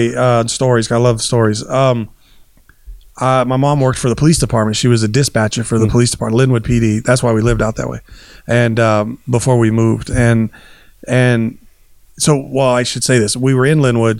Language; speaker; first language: English; native; English